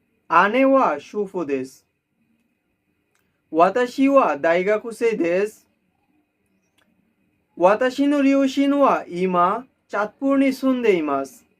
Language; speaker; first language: Japanese; non-native, learner; Bangla